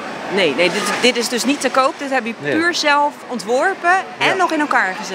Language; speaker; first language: Dutch; native; Dutch